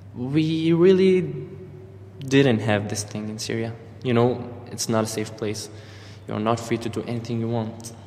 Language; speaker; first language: English; non-native, fluent; Arabic